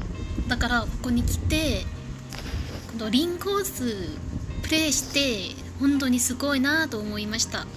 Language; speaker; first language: Japanese; non-native, learner; Thai